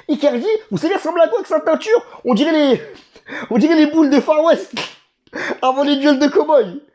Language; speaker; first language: French; native; French